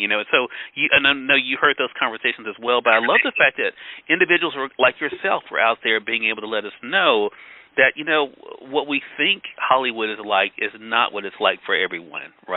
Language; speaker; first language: English; native; English